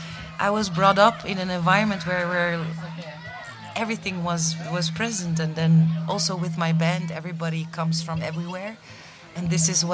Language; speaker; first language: English; non-native, fluent; Dutch